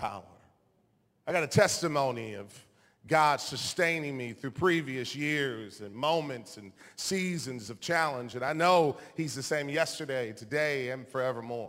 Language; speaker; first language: English; native; English